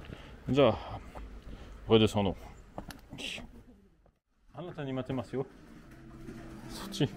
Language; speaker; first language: Japanese; non-native, learner; French